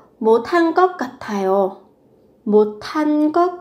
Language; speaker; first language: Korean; non-native, fluent; Vietnamese